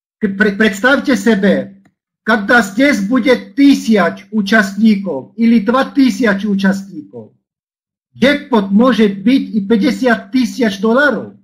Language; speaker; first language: Russian; non-native, learner; Slovak